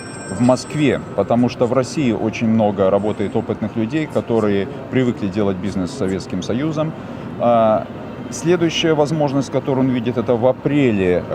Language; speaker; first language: Russian; native; Russian